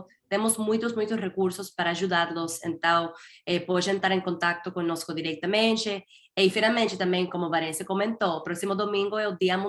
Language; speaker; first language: Portuguese; non-native, fluent; Spanish